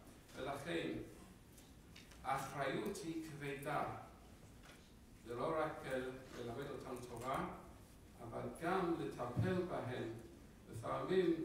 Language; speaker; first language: Hebrew; non-native, fluent; English